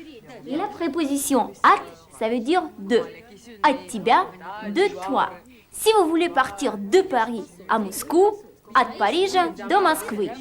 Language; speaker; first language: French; non-native, fluent; Russian